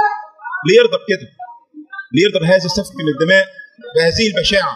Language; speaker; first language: Arabic; native; Arabic